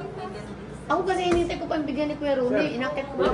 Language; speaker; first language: Filipino; native; Filipino